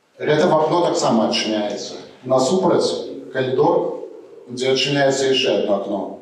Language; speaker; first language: Belarusian; non-native, local second language; Russian